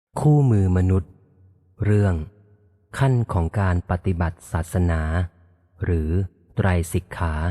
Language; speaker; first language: Thai; native; Thai